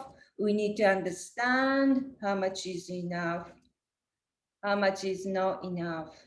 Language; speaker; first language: English; non-native, learner; Japanese